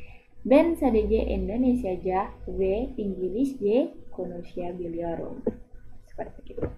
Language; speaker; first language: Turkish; non-native, fluent; Indonesian